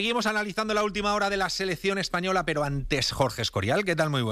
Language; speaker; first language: Spanish; native; Spanish